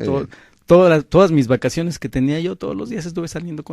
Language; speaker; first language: Spanish; native; Spanish